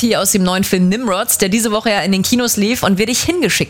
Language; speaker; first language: German; native; German